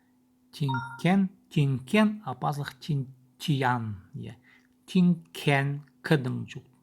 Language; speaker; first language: Chinese; non-native, learner; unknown